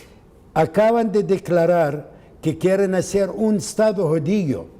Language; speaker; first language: Spanish; non-native, fluent; Arabic